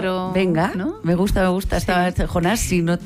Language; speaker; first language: Spanish; native; Spanish